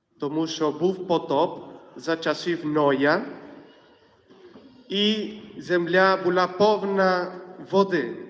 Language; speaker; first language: Ukrainian; non-native, fluent; Polish